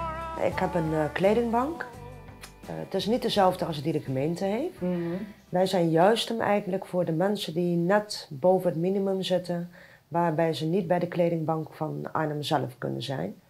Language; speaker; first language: Dutch; native; Dutch